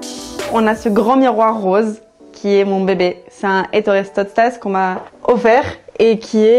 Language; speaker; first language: French; native; French